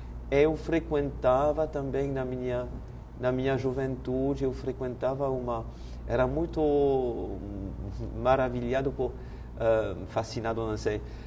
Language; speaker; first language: Portuguese; non-native, fluent; French